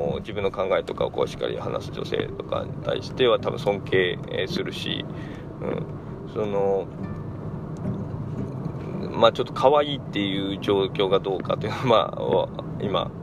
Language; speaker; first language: Japanese; native; Japanese